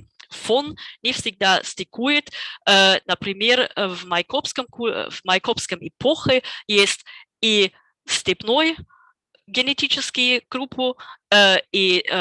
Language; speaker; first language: Russian; non-native, fluent; German